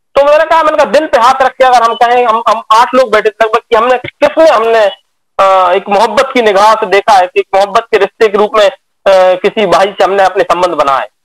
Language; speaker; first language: Hindi; native; Hindi